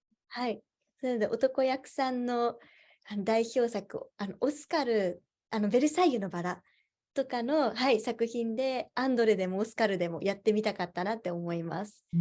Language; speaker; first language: Japanese; native; Japanese